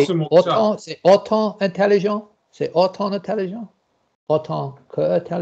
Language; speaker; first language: French; non-native, learner; English